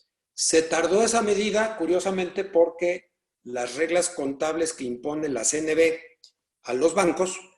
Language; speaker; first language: Spanish; native; Spanish